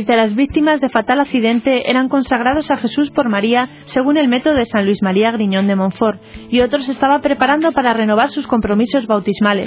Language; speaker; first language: Spanish; native; Spanish